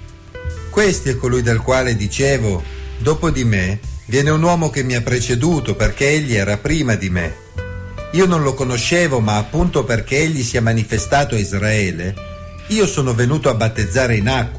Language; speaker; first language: Italian; native; Italian